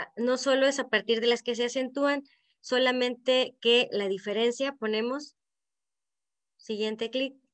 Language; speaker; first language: Spanish; native; Spanish